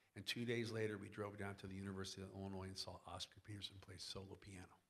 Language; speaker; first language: English; native; English